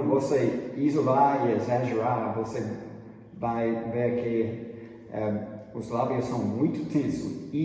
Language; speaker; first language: Portuguese; non-native, fluent; English